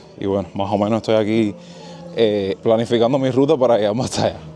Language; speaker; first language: Spanish; native; Spanish